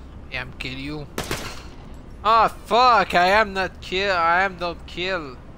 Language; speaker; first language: English; non-native, learner; French